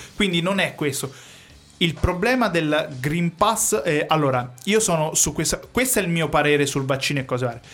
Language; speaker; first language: Italian; native; Italian